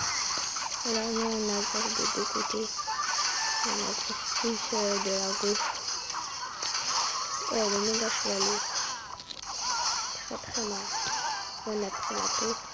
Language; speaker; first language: French; native; French